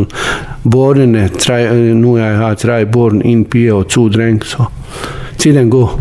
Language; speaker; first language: Danish; non-native, learner; Bosnian